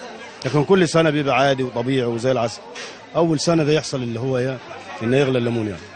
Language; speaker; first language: Arabic; native; Arabic